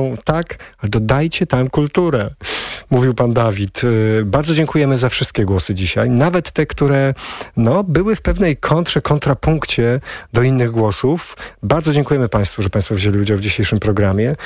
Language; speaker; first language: Polish; native; Polish